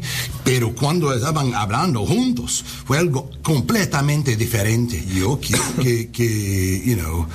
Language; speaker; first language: Spanish; non-native, learner; English